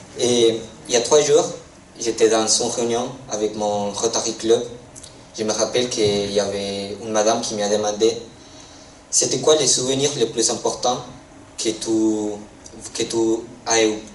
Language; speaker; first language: French; non-native, fluent; Spanish